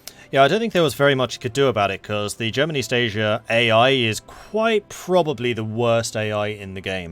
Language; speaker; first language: English; native; English